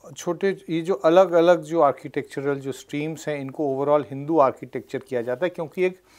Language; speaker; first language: Hindi; non-native, local second language; Bangla